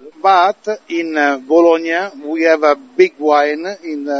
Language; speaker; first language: English; non-native, learner; Italian